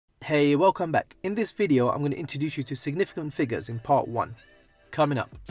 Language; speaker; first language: English; native; English